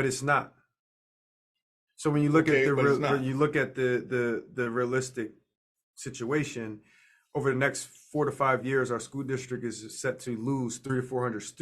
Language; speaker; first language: English; native; English